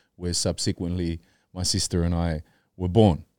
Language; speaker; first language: English; early bilingual, other home language; Spanish